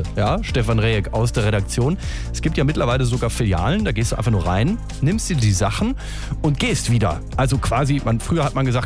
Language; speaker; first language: German; native; German